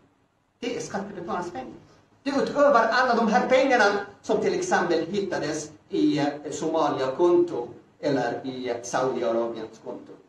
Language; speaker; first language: Swedish; non-native, fluent; Arabic